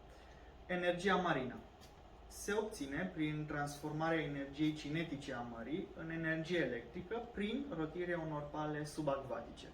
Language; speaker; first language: Romanian; native; Romanian